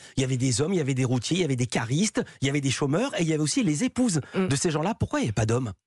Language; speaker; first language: French; native; French